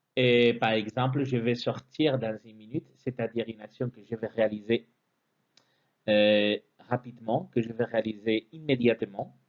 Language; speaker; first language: French; non-native, fluent; Spanish